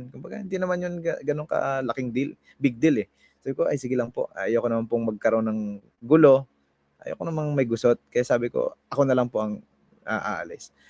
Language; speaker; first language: Filipino; non-native, local second language; Hiligaynon